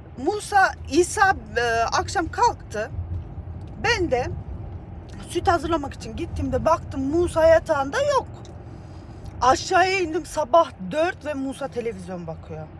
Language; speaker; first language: Turkish; native; Turkish